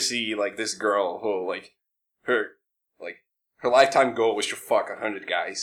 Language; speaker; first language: English; non-native, fluent; Portuguese